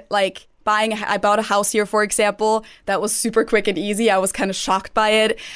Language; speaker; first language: English; non-native, fluent; German